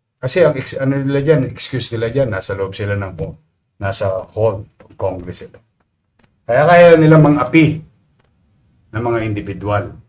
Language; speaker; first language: Filipino; native; Filipino